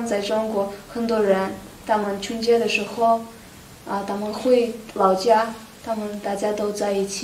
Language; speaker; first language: Chinese; non-native, fluent; Russian